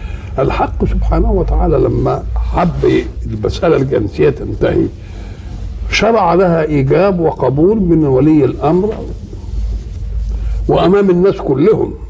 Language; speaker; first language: Arabic; native; Arabic